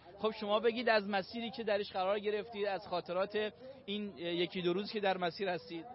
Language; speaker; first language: Persian; native; Persian